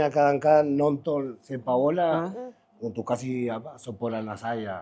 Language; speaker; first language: Indonesian; non-native, fluent; Spanish